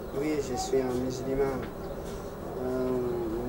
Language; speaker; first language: French; non-native, learner; Arabic